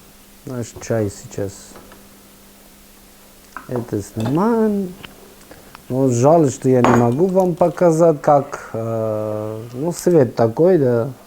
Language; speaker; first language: Russian; non-native, fluent; Persian